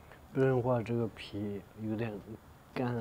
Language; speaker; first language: Chinese; non-native, local second language; Tibetan